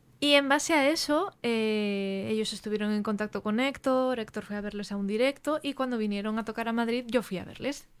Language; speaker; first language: Spanish; native; Spanish